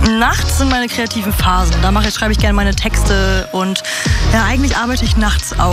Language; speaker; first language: German; native; German